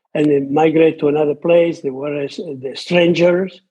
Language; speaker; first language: English; non-native, fluent; Italian